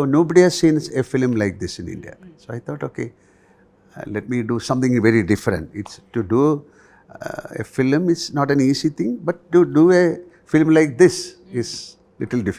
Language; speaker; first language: English; non-native, local second language; Malayalam